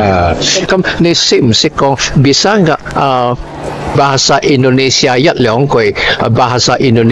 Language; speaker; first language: Indonesian; non-native, learner; Cantonese